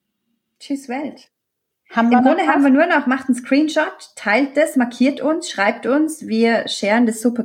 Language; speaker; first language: German; native; German